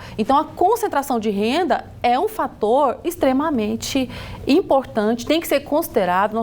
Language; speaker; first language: Portuguese; native; Portuguese